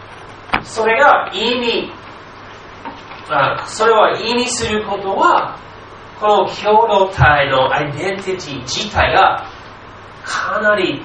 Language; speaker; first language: Japanese; non-native, fluent; English